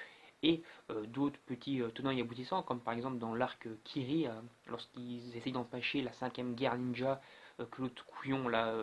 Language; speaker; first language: French; native; French